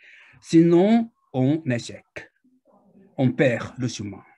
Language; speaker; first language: French; non-native, fluent; Japanese